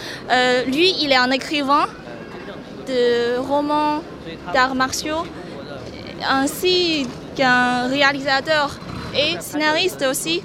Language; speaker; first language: French; non-native, learner; Chinese